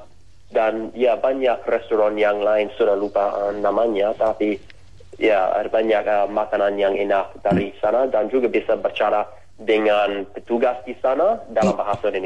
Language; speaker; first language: Indonesian; non-native, fluent; English